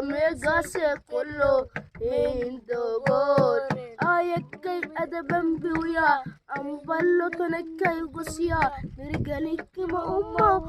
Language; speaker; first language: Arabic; non-native, local second language; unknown